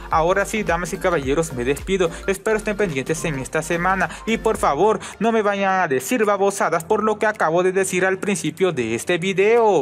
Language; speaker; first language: Spanish; native; Spanish